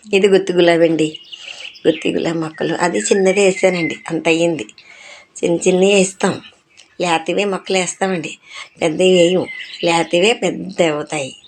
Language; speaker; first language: Telugu; non-native, local second language; Urdu